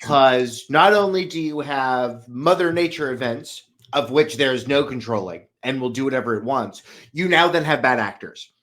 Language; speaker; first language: English; native; English